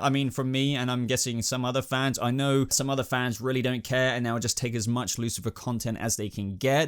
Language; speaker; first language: English; native; English